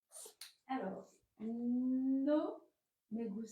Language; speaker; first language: Spanish; non-native, learner; French